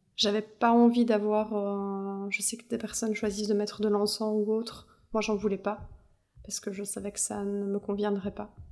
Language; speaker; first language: French; native; French